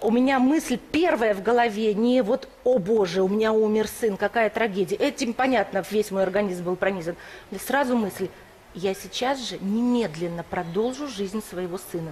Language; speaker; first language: Russian; native; Russian